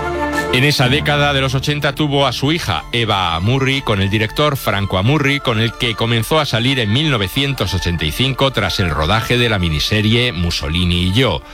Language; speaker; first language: Spanish; native; Spanish